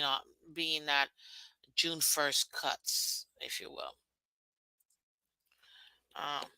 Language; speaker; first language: English; native; English